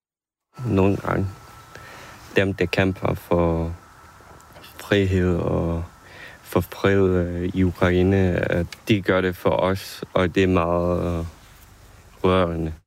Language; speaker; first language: Danish; non-native, fluent; Ukrainian